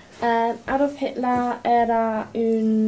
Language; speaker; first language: Spanish; non-native, learner; English